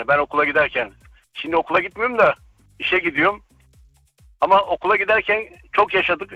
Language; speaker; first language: Turkish; early bilingual, other home language; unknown